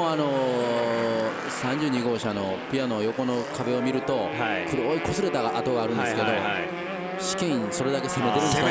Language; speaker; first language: Japanese; native; Japanese